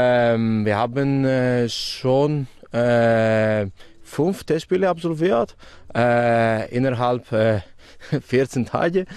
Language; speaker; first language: German; non-native, fluent; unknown